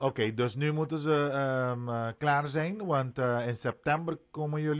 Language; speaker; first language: Dutch; non-native, local second language; Papiamento